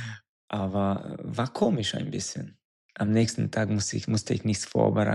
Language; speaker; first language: German; non-native, fluent; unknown